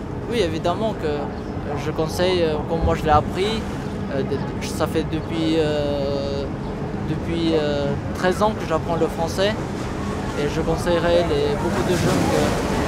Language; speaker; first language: French; non-native, fluent; Albanian